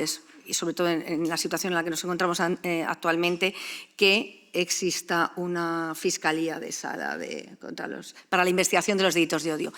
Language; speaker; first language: Spanish; native; Spanish